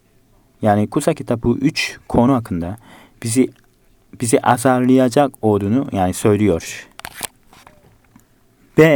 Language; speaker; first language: Turkish; non-native, fluent; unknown